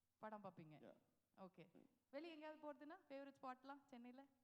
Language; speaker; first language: Tamil; native; Tamil